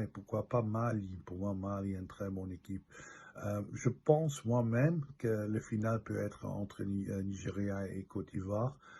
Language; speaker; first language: French; non-native, local second language; Dutch